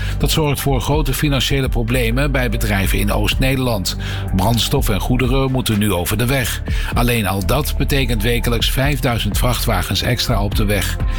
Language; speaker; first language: Dutch; native; Dutch